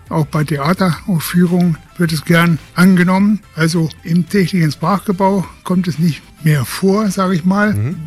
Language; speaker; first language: German; native; German